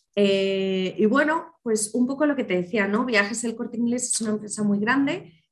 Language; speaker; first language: Spanish; native; Spanish